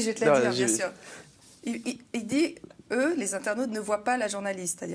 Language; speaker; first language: French; native; French